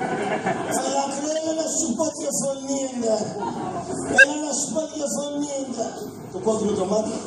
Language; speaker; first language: Greek; native; Greek